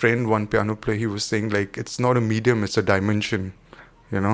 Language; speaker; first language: English; non-native, local second language; Hindi